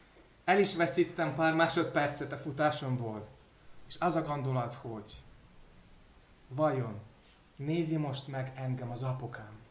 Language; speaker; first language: Hungarian; non-native, fluent; English